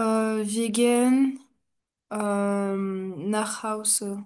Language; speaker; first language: German; non-native, learner; French